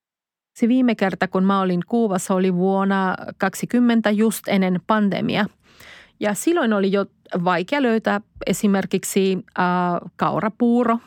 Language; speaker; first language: Finnish; non-native, fluent; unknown